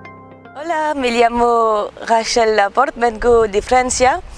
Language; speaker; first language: Spanish; non-native, learner; French